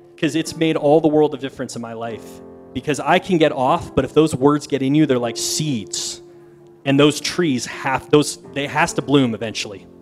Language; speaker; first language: English; native; English